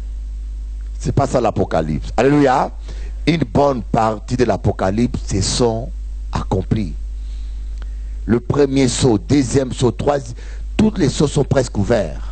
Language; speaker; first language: French; non-native, local second language; Lingala